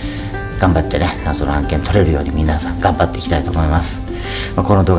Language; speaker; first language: Japanese; native; Japanese